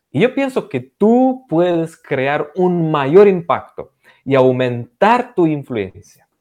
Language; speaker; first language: Spanish; non-native, fluent; Romanian